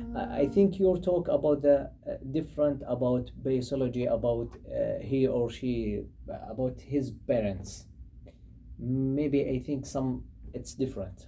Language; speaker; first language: English; non-native, learner; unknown